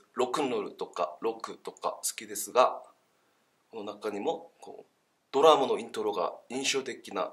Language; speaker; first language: Japanese; non-native, learner; Korean